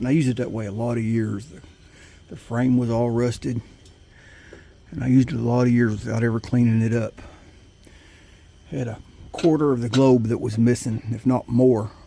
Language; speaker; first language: English; native; English